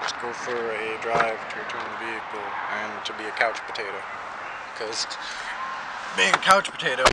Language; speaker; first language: English; native; English